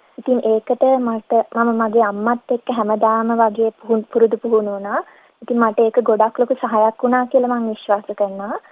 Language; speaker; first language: Sinhala; early bilingual, heritage; Sinhala